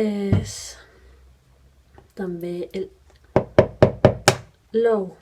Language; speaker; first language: Catalan; non-native, fluent; Spanish